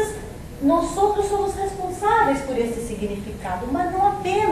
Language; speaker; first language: Spanish; non-native, fluent; Portuguese